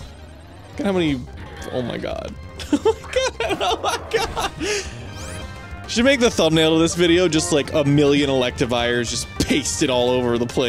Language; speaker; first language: English; native; English